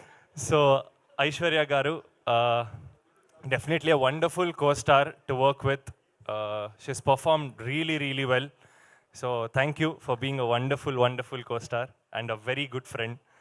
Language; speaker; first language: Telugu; non-native, learner; Kannada